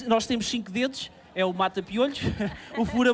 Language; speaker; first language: Portuguese; native; Portuguese